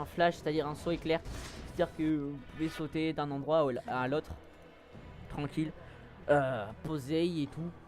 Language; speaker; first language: French; native; French